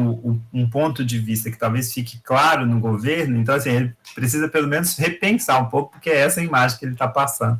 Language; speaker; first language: Portuguese; native; Portuguese